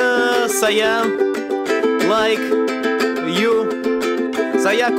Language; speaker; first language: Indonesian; non-native, learner; Russian